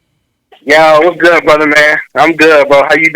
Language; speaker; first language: English; native; English